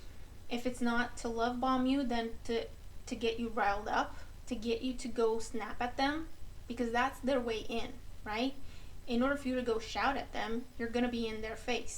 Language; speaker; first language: English; native; English